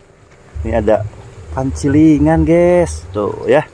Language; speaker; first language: Indonesian; non-native, local second language; Sundanese